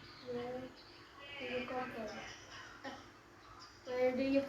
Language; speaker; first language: English; non-native, learner; Indonesian